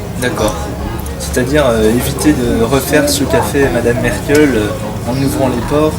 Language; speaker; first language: French; native; French